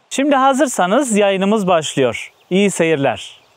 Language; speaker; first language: Turkish; native; Turkish